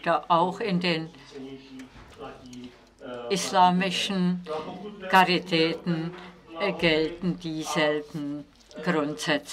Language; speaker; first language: German; non-native, fluent; Czech